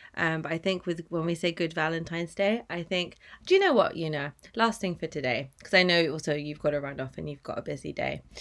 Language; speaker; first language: English; native; English